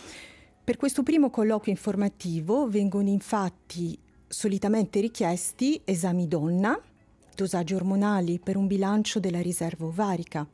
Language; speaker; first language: Italian; native; Italian